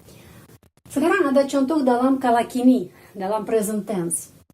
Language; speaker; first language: Indonesian; non-native, fluent; Russian